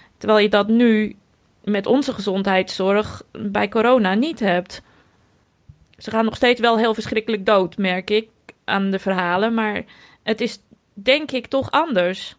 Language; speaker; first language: Dutch; native; Dutch